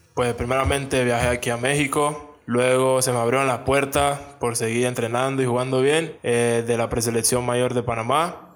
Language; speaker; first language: Spanish; native; Spanish